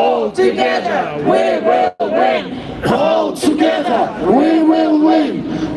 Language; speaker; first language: English; non-native, fluent; Ukrainian